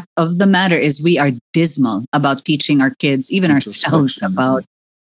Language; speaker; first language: English; native; English